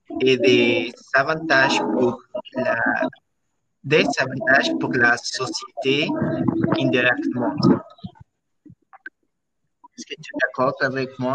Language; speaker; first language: French; non-native, learner; Spanish